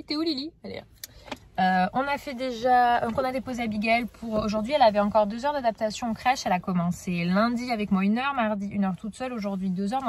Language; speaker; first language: French; native; French